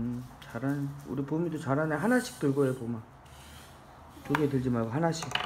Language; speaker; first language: Korean; native; Korean